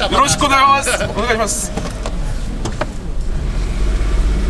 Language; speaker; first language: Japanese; non-native, learner; Korean